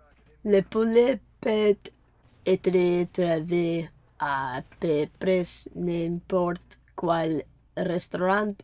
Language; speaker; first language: French; non-native, learner; English